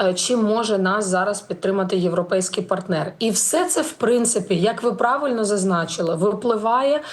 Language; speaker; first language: Ukrainian; native; Ukrainian